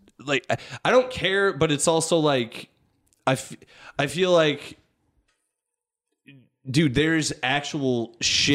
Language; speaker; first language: English; native; English